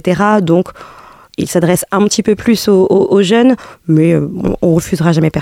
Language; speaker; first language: French; native; French